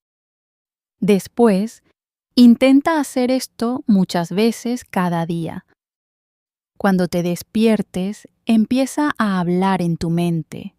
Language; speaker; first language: Spanish; non-native, fluent; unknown